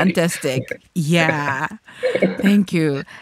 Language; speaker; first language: English; non-native, learner; Japanese